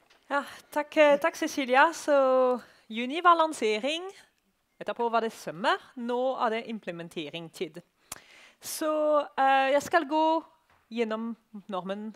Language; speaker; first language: Norwegian; non-native, learner; French